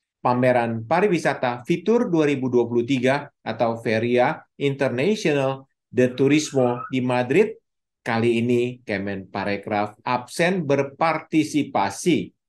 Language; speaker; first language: Indonesian; native; Indonesian